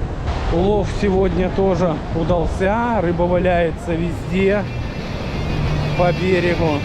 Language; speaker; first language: Russian; native; Russian